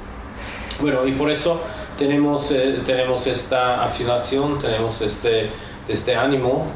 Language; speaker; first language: Spanish; non-native, fluent; Czech